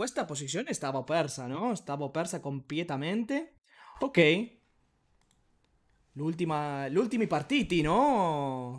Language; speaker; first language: Italian; non-native, learner; Spanish